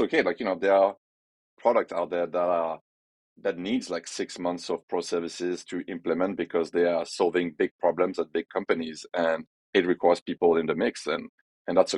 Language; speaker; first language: English; non-native, fluent; French